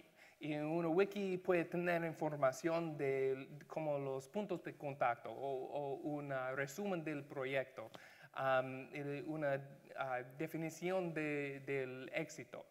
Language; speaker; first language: Spanish; non-native, learner; English